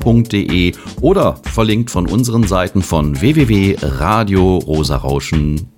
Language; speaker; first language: German; native; German